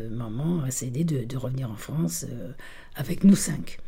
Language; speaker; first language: French; early bilingual, other home language; Italian